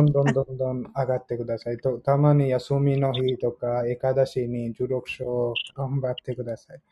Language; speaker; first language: Japanese; non-native, learner; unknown